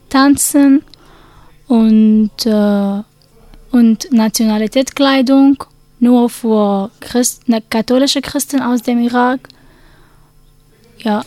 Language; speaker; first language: German; non-native, learner; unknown